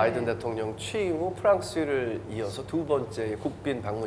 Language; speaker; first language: Korean; native; Korean